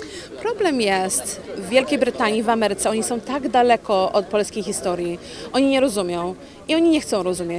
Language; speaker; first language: Polish; early bilingual, heritage; English